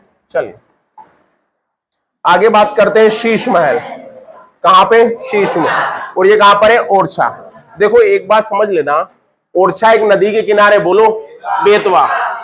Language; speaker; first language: Hindi; native; Hindi